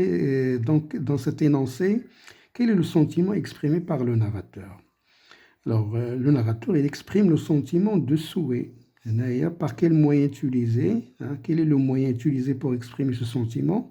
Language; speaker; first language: French; non-native, local second language; Arabic